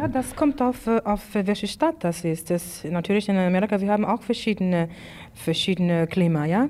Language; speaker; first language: German; non-native, fluent; English